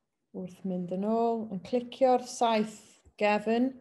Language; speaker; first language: Welsh; native; Welsh